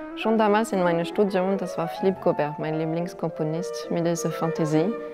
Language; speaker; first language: German; non-native, fluent; French